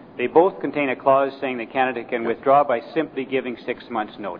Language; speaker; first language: English; native; English